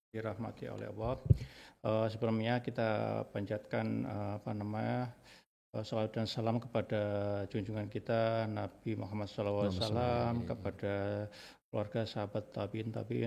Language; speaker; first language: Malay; non-native, local second language; Javanese